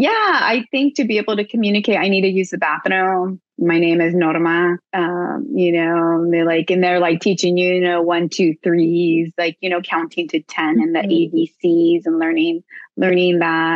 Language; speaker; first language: English; early bilingual, other home language; Spanish